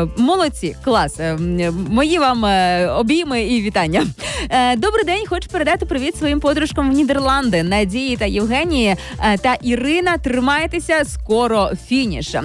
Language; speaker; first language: Ukrainian; native; Ukrainian